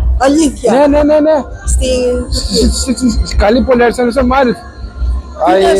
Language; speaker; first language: Greek; non-native, learner; Turkish